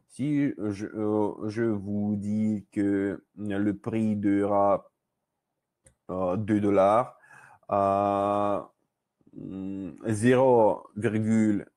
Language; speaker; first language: French; non-native, learner; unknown